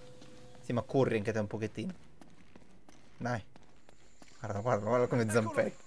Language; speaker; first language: Italian; native; Italian